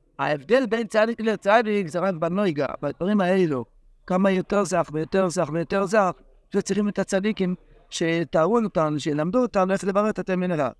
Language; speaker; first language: Hebrew; non-native, fluent; English